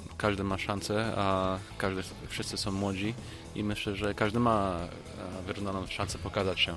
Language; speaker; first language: Polish; early bilingual, heritage; Polish